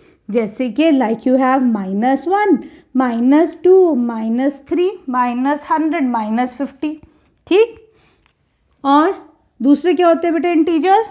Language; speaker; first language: Hindi; native; Hindi